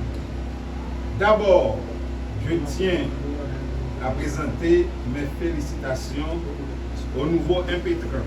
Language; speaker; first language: French; non-native, local second language; Haitian Creole